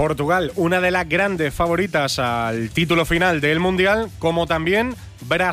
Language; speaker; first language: Spanish; native; Spanish